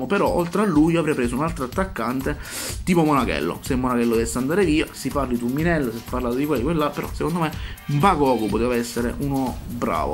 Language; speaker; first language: Italian; native; Italian